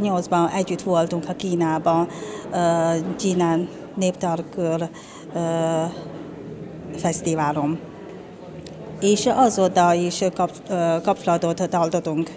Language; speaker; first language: Hungarian; non-native, learner; Chinese